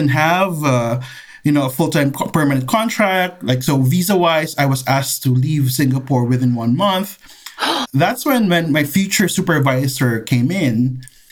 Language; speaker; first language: English; non-native, local second language; Filipino